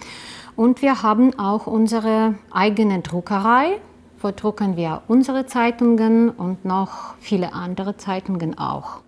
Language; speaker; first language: German; non-native, learner; Russian